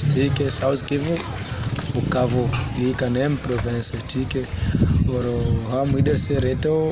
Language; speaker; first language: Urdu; non-native, learner; Swahili